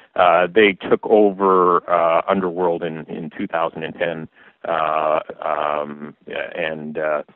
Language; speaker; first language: English; native; English